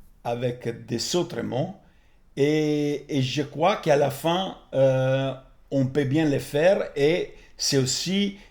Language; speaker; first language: French; non-native, fluent; Italian